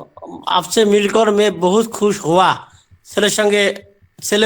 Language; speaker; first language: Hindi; non-native, learner; Bangla